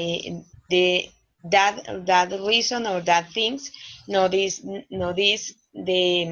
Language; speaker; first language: English; non-native, learner; Spanish